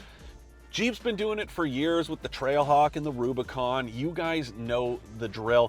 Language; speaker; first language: English; native; English